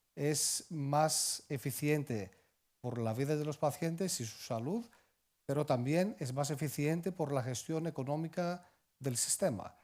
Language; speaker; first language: Spanish; non-native, fluent; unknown